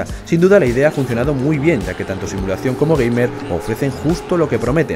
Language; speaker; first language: Spanish; native; Spanish